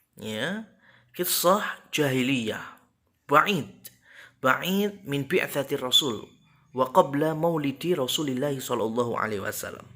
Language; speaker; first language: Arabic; non-native, fluent; Indonesian